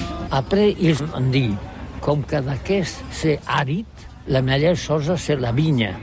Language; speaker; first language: French; non-native, learner; Catalan